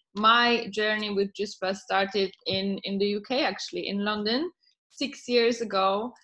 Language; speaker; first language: English; non-native, fluent; Polish